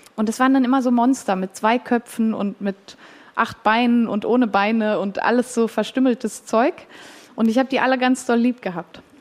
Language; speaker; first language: German; native; German